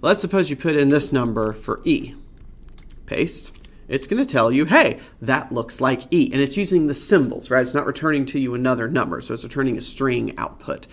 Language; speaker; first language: English; native; English